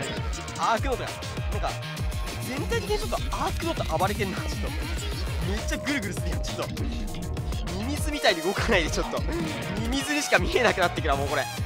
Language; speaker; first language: Japanese; native; Japanese